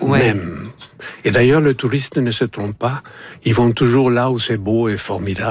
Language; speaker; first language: French; non-native, fluent; Spanish